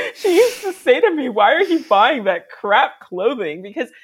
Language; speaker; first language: English; native; English